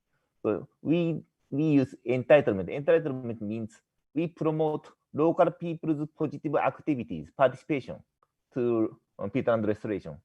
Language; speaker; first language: English; non-native, learner; Japanese